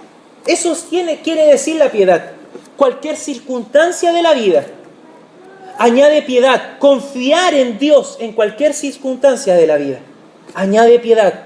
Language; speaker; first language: Spanish; native; Spanish